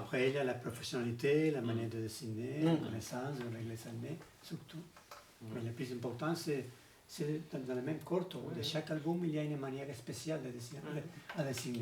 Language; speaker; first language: French; non-native, learner; Spanish